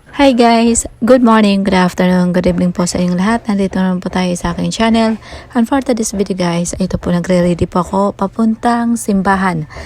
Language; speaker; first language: Filipino; non-native, local second language; Waray